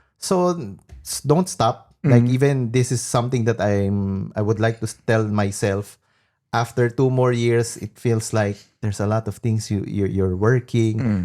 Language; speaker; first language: English; non-native, local second language; Filipino